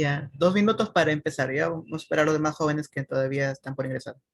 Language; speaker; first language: Spanish; native; Spanish